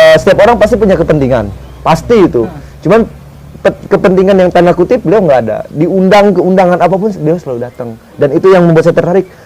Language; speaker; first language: Indonesian; native; Indonesian